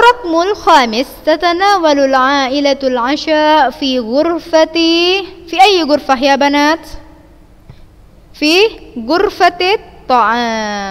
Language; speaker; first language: Arabic; non-native, fluent; Indonesian